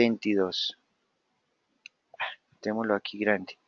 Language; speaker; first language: Spanish; native; Spanish